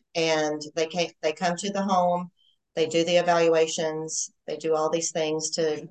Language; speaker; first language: English; native; English